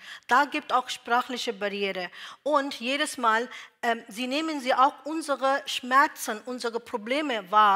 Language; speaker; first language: German; non-native, learner; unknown